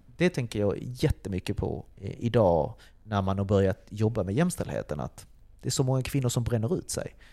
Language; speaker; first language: Swedish; early bilingual, other home language; Spanish